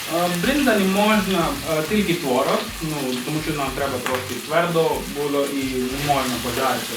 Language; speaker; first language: Ukrainian; non-native, learner; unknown